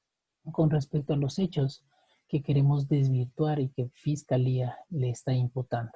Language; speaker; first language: Spanish; native; Spanish